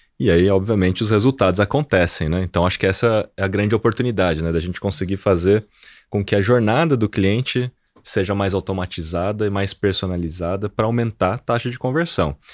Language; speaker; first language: Portuguese; native; Portuguese